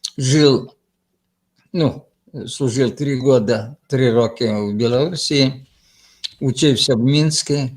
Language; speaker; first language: Ukrainian; native; Ukrainian